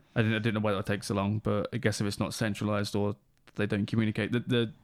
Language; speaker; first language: English; native; English